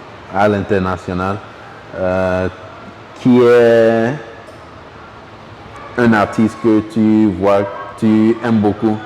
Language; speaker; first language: French; non-native, local second language; Ewe